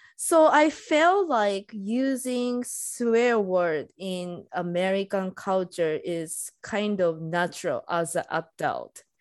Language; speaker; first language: English; non-native, fluent; Japanese